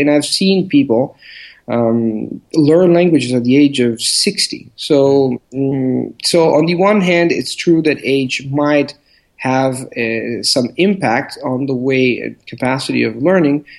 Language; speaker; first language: English; non-native, fluent; Italian